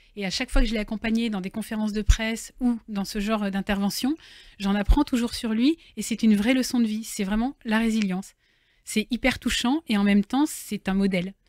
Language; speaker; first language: French; native; French